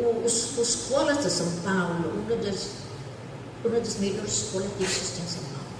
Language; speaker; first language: Portuguese; non-native, fluent; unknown